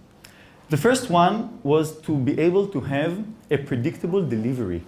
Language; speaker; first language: English; non-native, fluent; Hebrew